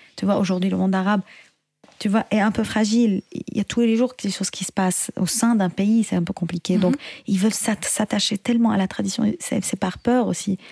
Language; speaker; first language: French; non-native, fluent; Arabic